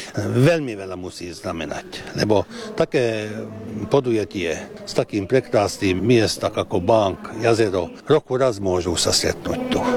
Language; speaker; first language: Slovak; non-native, local second language; Hungarian